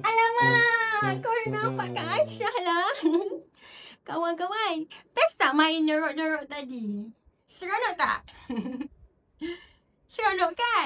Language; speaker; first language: Malay; native; Malay